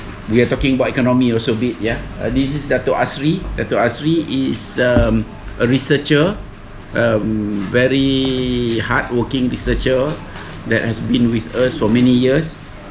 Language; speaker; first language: English; non-native, local second language; Malay